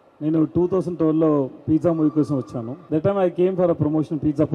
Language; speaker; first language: Telugu; non-native, learner; Tamil